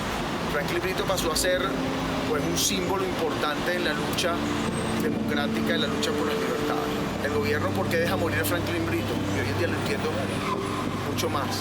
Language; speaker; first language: Spanish; native; Spanish